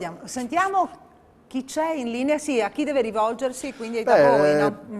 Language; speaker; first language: Italian; native; Italian